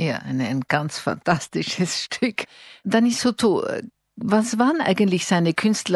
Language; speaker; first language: German; native; German